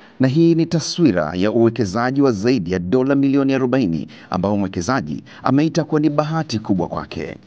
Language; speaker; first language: Swahili; native; Swahili